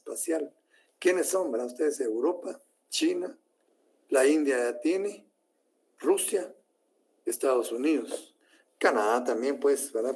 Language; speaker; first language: Spanish; native; Spanish